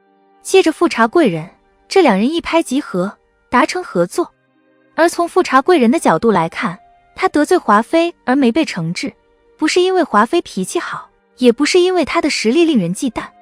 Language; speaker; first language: Chinese; native; Chinese